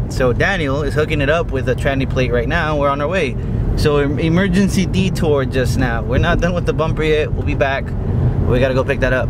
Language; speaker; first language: English; early bilingual, other home language; Spanish